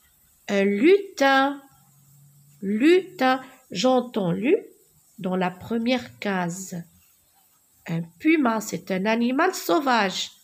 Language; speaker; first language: French; non-native, local second language; Arabic